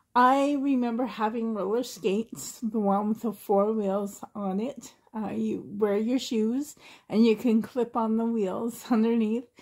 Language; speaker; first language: English; native; English